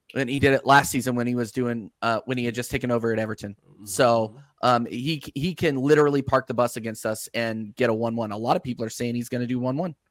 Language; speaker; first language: English; native; English